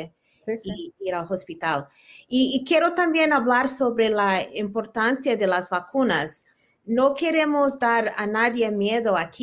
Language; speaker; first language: Spanish; early bilingual, heritage; Spanish